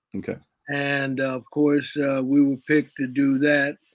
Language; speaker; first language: English; native; English